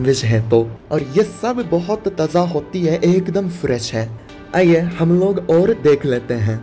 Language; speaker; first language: Hindi; non-native, fluent; Japanese